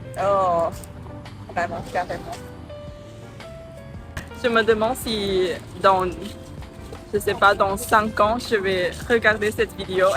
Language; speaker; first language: French; non-native, learner; Thai